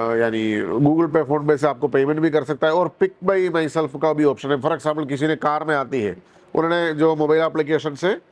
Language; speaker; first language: Hindi; non-native, local second language; Malayalam